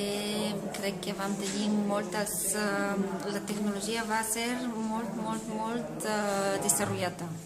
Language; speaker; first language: Catalan; non-native, learner; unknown